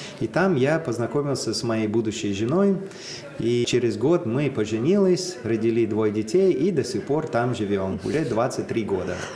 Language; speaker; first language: Russian; non-native, fluent; English